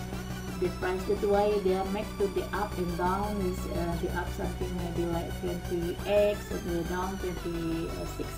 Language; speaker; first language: English; non-native, learner; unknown